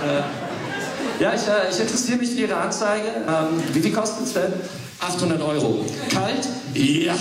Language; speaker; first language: German; early bilingual, other home language; English